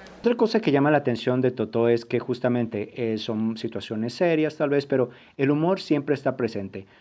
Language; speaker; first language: Spanish; native; Spanish